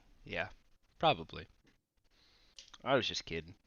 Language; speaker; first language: English; native; English